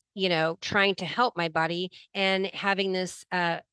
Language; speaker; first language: English; native; English